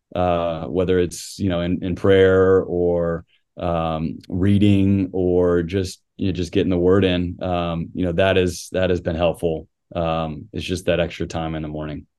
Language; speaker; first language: English; native; English